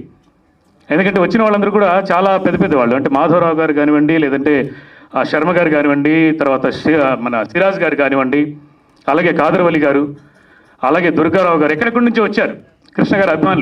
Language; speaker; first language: Telugu; native; Telugu